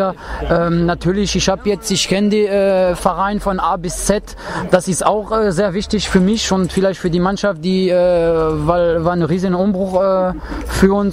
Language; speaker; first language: German; non-native, fluent; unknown